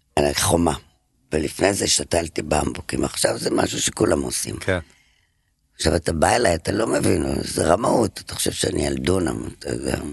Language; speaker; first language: Hebrew; non-native, fluent; French